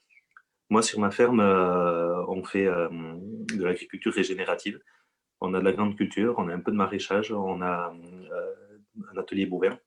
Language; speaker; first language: French; native; French